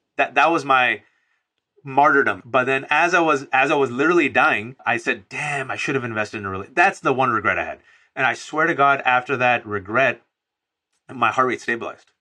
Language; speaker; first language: English; native; English